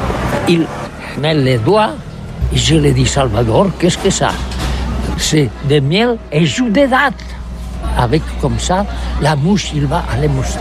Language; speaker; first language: French; non-native, learner; Catalan